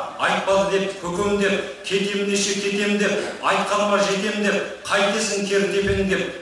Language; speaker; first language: Kazakh; early bilingual, heritage; Kazakh